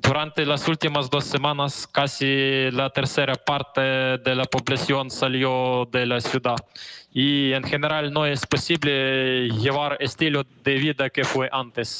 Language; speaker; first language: Spanish; non-native, fluent; Ukrainian